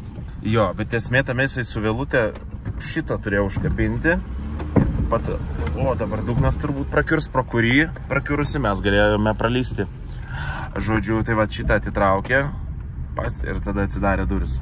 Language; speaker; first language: Lithuanian; native; Lithuanian